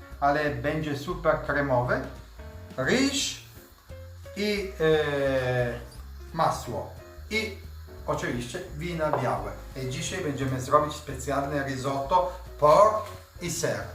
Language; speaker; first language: Polish; non-native, learner; Italian